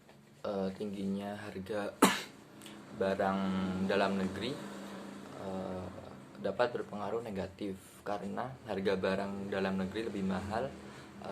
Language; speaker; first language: Indonesian; native; Indonesian